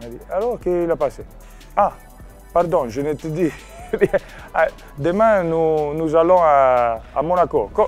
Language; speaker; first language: French; non-native, learner; Italian